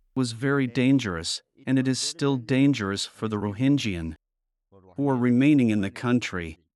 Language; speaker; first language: English; non-native, fluent; Burmese